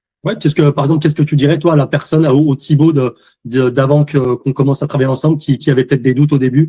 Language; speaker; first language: French; native; French